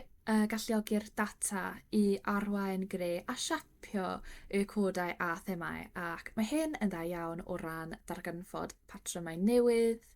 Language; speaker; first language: Welsh; non-native, fluent; English